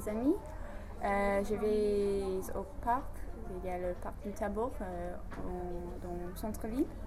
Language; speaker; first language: French; non-native, fluent; English